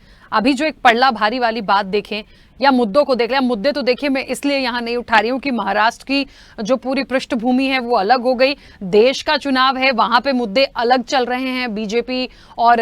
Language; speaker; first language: Hindi; native; Hindi